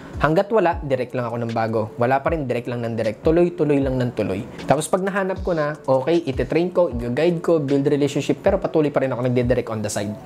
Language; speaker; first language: Filipino; native; Filipino